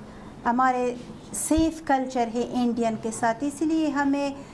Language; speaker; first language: Hindi; non-native, fluent; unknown